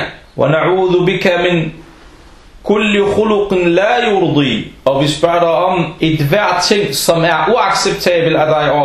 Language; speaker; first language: Danish; early bilingual, other home language; Arabic